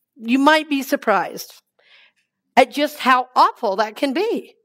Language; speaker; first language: English; native; English